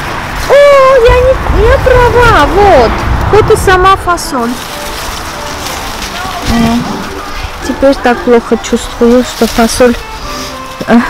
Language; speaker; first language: Russian; non-native, fluent; Armenian